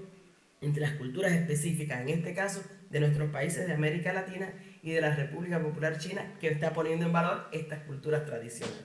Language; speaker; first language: Spanish; native; Spanish